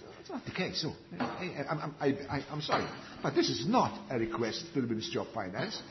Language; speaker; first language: English; non-native, local second language; Maltese